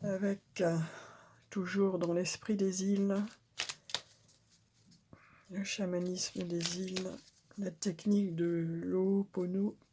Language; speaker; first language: French; native; French